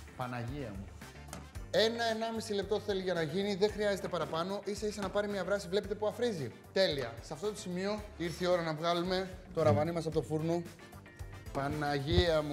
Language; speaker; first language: Greek; native; Greek